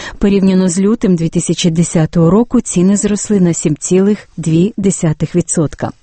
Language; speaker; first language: Ukrainian; native; Ukrainian